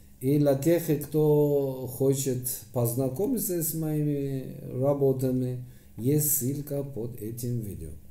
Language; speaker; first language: Russian; non-native, fluent; Persian